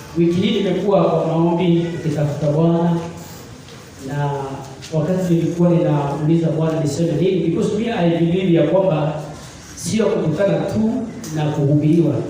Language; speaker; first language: Swahili; non-native, local second language; Kikuyu